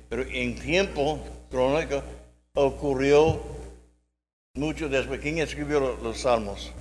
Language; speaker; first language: Spanish; non-native, learner; English